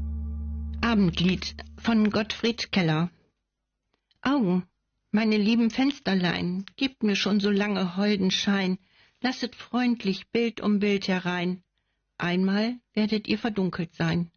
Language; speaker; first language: German; native; German